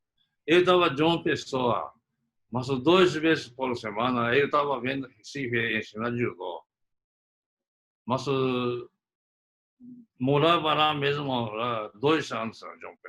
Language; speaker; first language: Portuguese; early bilingual, other home language; Japanese